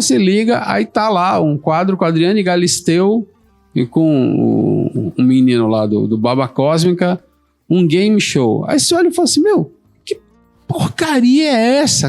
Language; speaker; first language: Portuguese; native; Portuguese